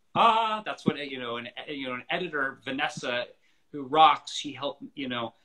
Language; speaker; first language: English; native; English